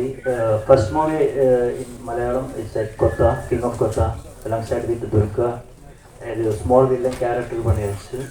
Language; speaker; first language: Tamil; non-native, learner; Malayalam